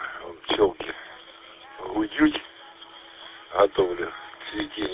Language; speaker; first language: Russian; native; Russian